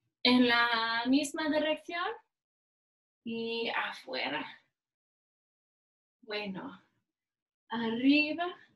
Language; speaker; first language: Spanish; non-native, learner; English